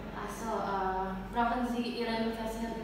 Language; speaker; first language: German; non-native, learner; Indonesian